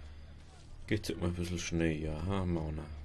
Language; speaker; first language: German; native; German